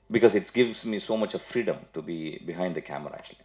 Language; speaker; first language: English; non-native, local second language; Tamil